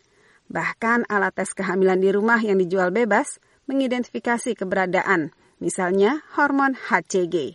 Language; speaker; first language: Indonesian; native; Indonesian